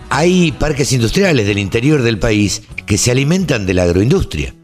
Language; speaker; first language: Spanish; native; Spanish